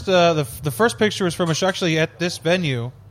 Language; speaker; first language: English; native; English